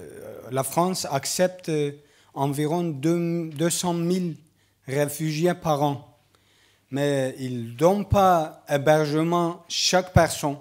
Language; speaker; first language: French; non-native, learner; Kurdish